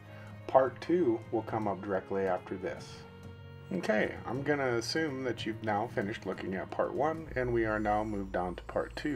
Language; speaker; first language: English; native; English